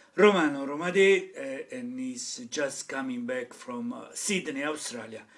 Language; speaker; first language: English; non-native, fluent; Italian